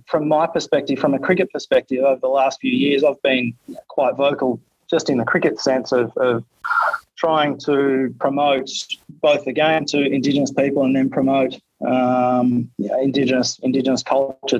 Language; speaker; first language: English; native; English